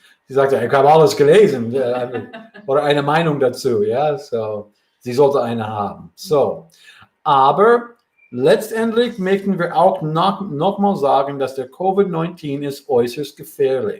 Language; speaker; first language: German; non-native, fluent; English